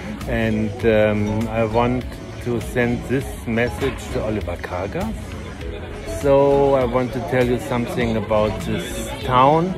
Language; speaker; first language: English; non-native, learner; German